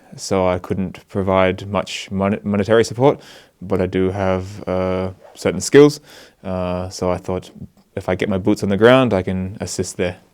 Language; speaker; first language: English; native; English